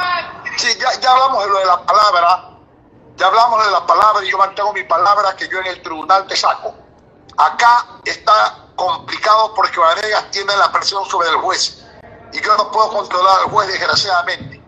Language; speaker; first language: Spanish; native; Spanish